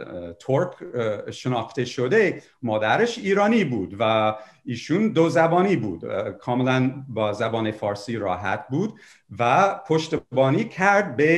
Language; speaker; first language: Persian; non-native, fluent; English